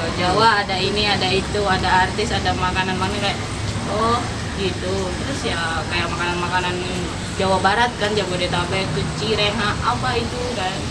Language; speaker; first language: Indonesian; native; Indonesian